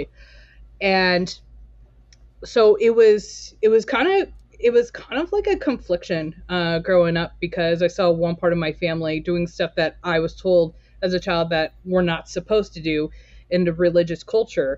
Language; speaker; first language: English; native; English